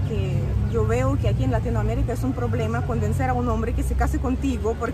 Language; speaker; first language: Spanish; native; Spanish